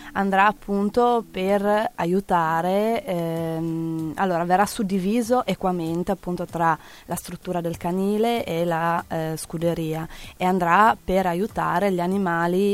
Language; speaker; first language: Italian; native; Italian